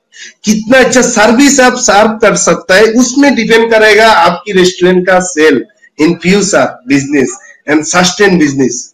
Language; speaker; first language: Hindi; non-native, fluent; Bangla